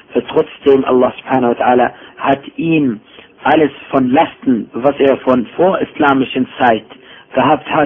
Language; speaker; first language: German; non-native, fluent; Arabic